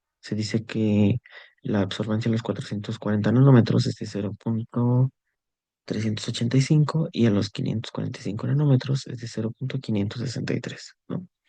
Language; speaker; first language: Spanish; native; Spanish